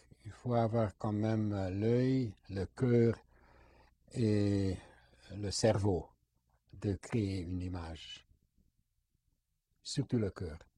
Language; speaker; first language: French; non-native, fluent; Hungarian